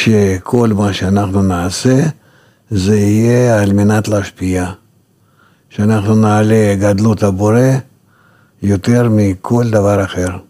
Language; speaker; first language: Hebrew; non-native, fluent; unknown